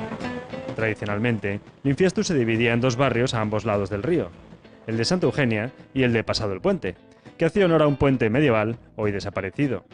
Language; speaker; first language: Spanish; native; Spanish